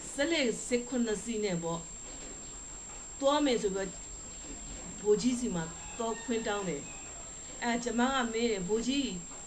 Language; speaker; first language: Burmese; native; Burmese